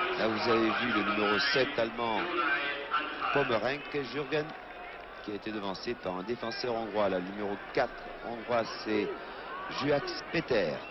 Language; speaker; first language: French; native; French